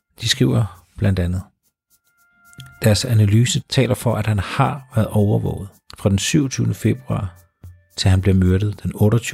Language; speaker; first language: Danish; native; Danish